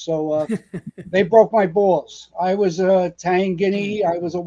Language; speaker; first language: English; native; English